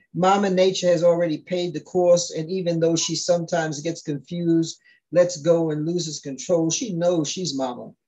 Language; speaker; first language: English; early bilingual, other home language; Spanish